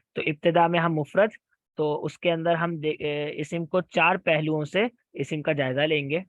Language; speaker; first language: Urdu; native; Urdu